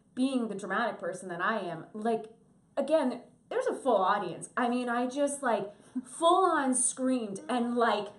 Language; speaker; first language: English; native; English